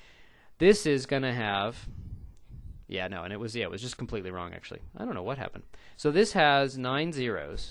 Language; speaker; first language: English; native; English